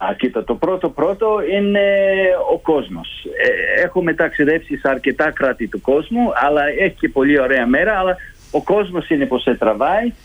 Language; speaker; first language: Greek; early bilingual, heritage; Greek